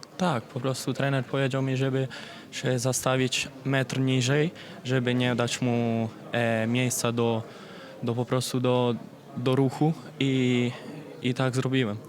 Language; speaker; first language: Polish; early bilingual, heritage; Polish